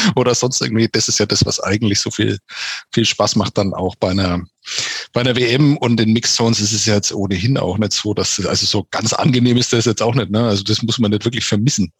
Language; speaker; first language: German; native; German